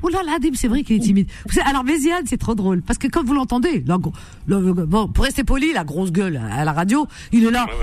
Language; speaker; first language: French; native; French